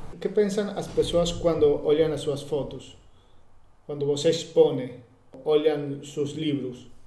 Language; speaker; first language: Portuguese; non-native, learner; Spanish